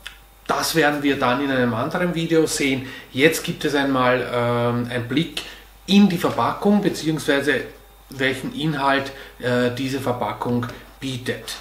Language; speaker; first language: German; native; German